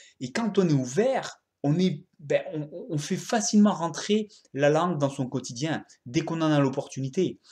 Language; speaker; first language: French; native; French